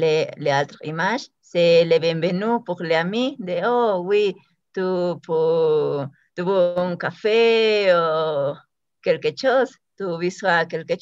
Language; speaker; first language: French; non-native, learner; Spanish